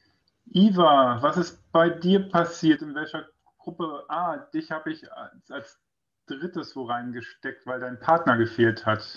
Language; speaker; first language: German; native; German